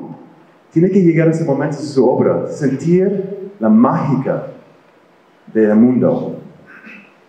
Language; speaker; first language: Spanish; non-native, fluent; English